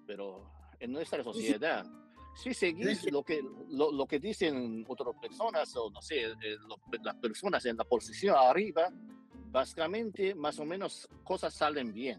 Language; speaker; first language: Spanish; non-native, fluent; Japanese